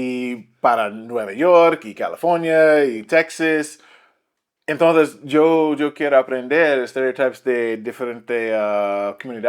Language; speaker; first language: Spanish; non-native, learner; English